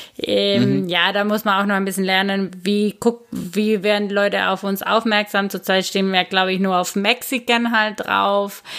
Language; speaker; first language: German; non-native, fluent; Spanish